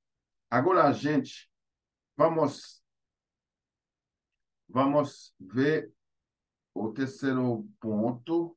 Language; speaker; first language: Portuguese; non-native, fluent; Haitian Creole